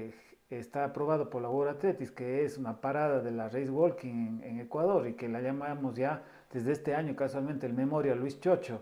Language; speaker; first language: Spanish; native; Spanish